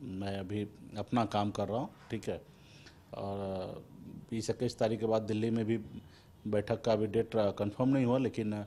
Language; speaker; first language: Hindi; native; Hindi